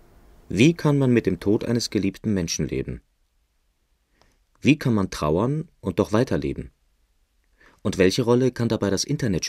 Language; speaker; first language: German; native; German